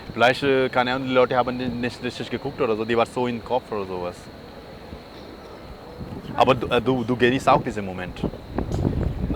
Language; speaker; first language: German; non-native, learner; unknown